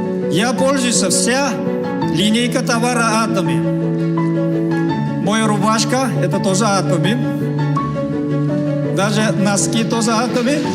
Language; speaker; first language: Russian; non-native, learner; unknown